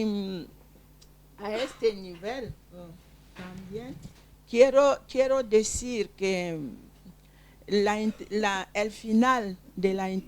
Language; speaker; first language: Spanish; non-native, fluent; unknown